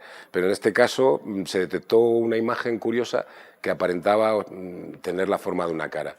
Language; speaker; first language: Spanish; native; Spanish